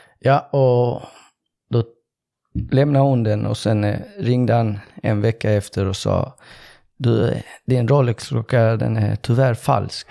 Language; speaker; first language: Swedish; early bilingual, other home language; Persian